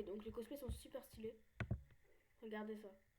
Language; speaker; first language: French; native; French